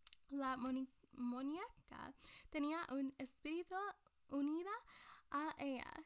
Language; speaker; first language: Spanish; non-native, learner; English